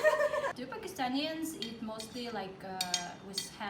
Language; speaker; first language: English; non-native, fluent; Kazakh